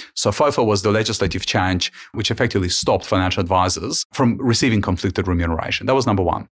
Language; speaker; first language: English; early bilingual, other home language; Ukrainian